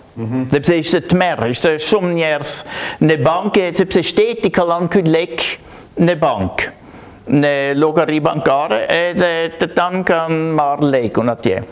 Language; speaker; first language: Albanian; non-native, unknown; German